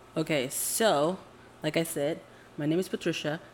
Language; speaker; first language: English; non-native, fluent; Indonesian